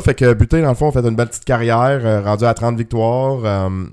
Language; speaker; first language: French; native; French